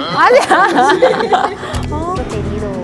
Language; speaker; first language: Spanish; non-native, learner; Korean